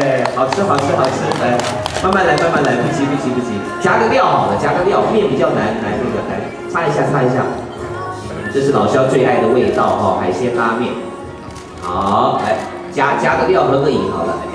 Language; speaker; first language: Chinese; native; Chinese